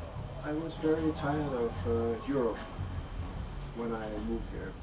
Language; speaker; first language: English; non-native, fluent; Danish